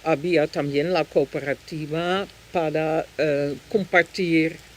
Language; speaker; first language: Spanish; non-native, fluent; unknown